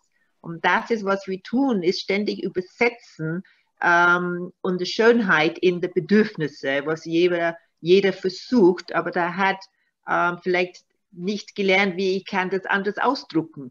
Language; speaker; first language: German; non-native, learner; Maltese